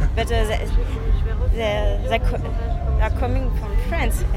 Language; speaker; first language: English; non-native, learner; French